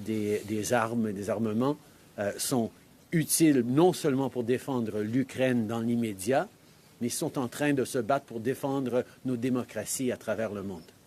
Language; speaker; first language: French; native; French